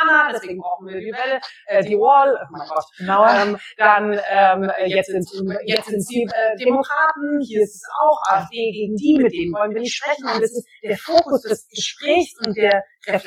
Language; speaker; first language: German; native; German